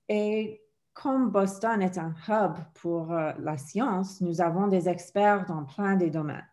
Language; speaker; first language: French; non-native, fluent; English